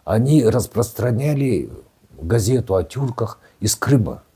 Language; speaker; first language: Russian; non-native, local second language; Kazakh